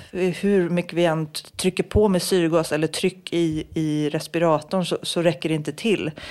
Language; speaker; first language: Swedish; native; Swedish